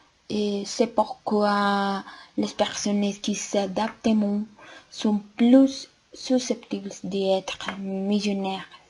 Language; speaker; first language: French; non-native, learner; Spanish